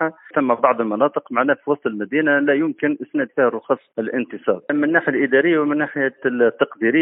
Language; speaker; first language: Arabic; native; Arabic